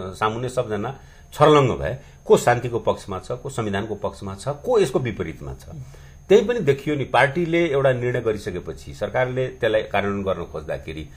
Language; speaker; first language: Nepali; non-native, local second language; Bhojpuri